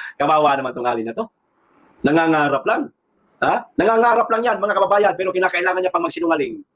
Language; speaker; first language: Filipino; non-native, local second language; Cebuano